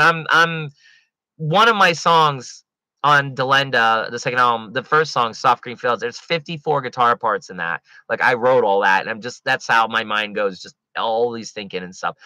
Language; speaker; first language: English; native; English